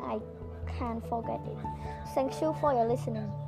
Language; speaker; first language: English; non-native, learner; Khmer